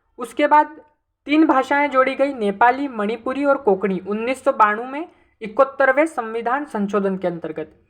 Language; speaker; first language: Hindi; native; Hindi